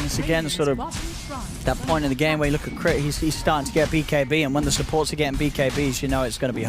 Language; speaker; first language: English; native; English